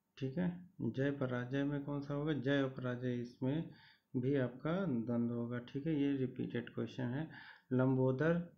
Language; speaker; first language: Hindi; native; Hindi